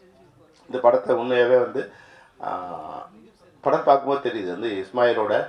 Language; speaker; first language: Tamil; native; Tamil